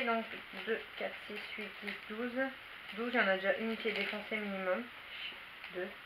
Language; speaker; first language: French; native; French